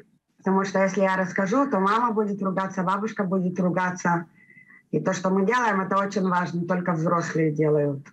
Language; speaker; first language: Russian; early bilingual, heritage; Russian